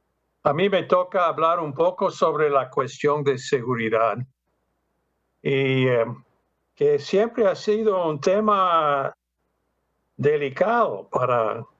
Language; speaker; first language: Spanish; non-native, fluent; English